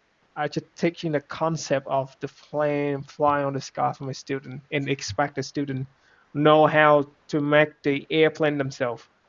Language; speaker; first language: English; non-native, fluent; Vietnamese